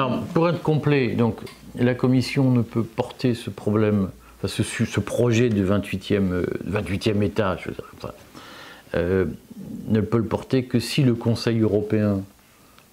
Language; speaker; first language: French; native; French